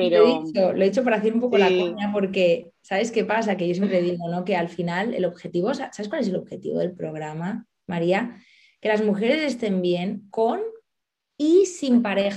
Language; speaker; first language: Spanish; native; Spanish